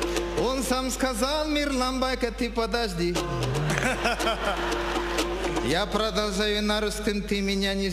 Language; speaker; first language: Russian; non-native, local second language; Kyrgyz